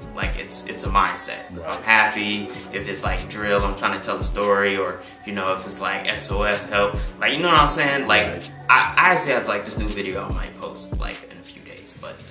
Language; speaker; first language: English; native; English